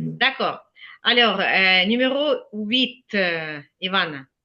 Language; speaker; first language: French; non-native, fluent; Ukrainian